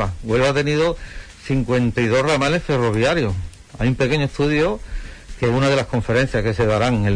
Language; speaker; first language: Spanish; native; Spanish